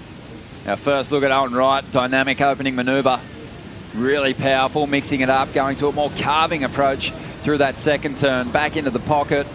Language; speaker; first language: English; native; English